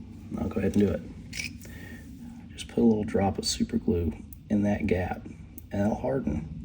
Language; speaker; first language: English; native; English